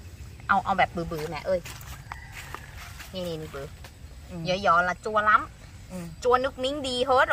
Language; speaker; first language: Vietnamese; non-native, learner; Thai